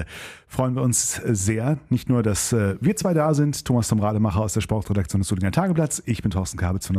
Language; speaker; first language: German; native; German